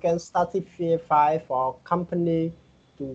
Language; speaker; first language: English; non-native, learner; Vietnamese